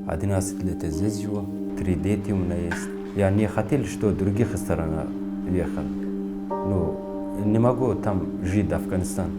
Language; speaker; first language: Russian; non-native, learner; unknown